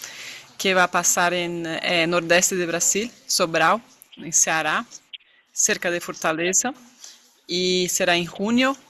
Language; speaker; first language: Spanish; non-native, fluent; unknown